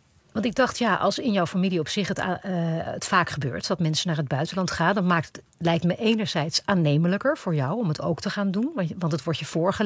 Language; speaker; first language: Dutch; native; Dutch